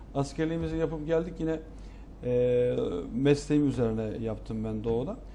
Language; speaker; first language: Turkish; native; Turkish